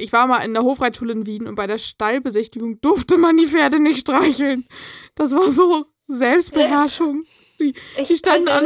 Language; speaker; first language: German; native; German